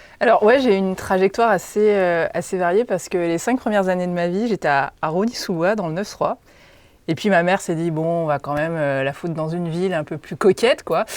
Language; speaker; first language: French; native; French